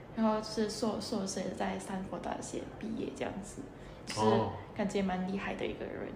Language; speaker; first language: Chinese; non-native, fluent; Indonesian